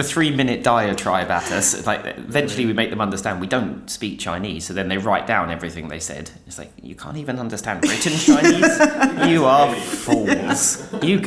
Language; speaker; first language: English; native; English